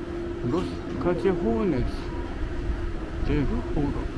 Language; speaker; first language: Spanish; non-native, learner; Japanese